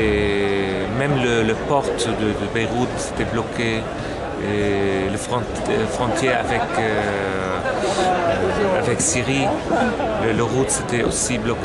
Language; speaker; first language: French; non-native, local second language; Arabic